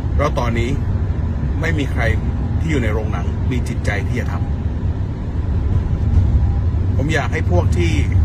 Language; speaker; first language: Thai; non-native, fluent; English